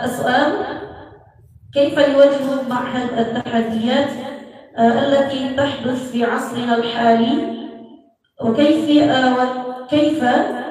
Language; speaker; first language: Arabic; non-native, fluent; Indonesian